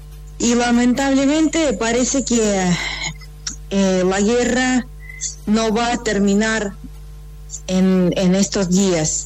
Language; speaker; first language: Spanish; non-native, fluent; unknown